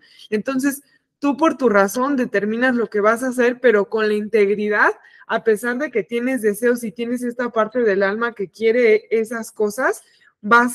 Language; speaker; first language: Spanish; native; Spanish